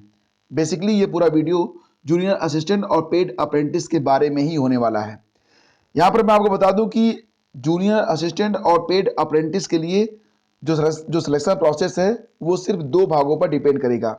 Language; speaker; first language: Hindi; native; Hindi